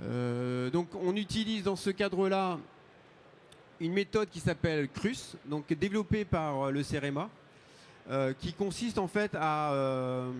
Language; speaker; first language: French; native; French